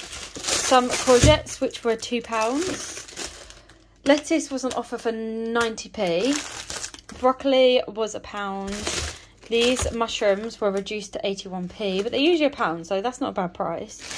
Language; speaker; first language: English; native; English